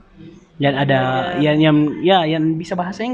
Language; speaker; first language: Indonesian; non-native, learner; Arabic